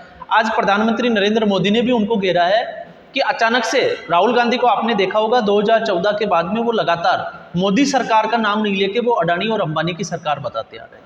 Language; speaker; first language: Hindi; native; Hindi